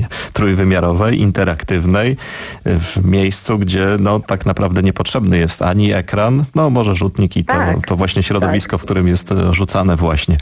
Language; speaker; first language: Polish; native; Polish